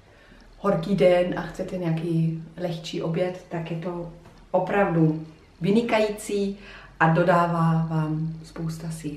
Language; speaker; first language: Czech; non-native, fluent; German